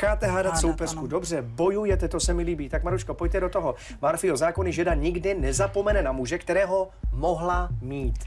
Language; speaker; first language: Czech; native; Czech